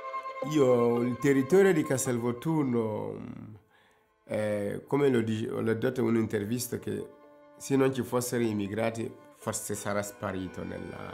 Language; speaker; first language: Italian; non-native, fluent; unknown